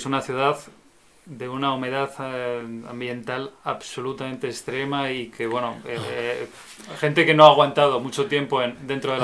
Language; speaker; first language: Spanish; native; Spanish